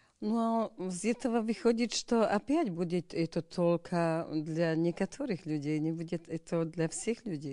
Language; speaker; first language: Russian; non-native, learner; Slovak